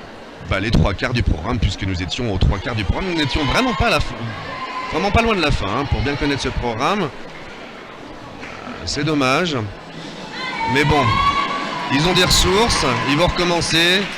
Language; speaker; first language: French; native; French